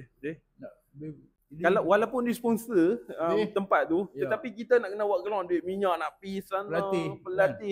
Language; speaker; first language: Malay; native; Malay